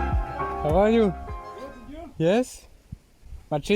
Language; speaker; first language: English; non-native, learner; French